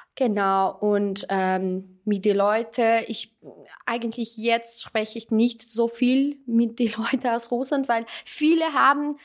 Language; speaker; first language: German; non-native, fluent; Russian